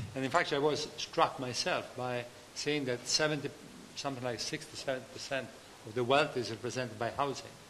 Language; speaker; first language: English; non-native, fluent; Italian